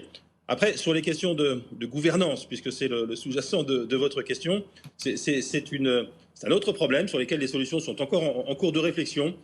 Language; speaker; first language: French; native; French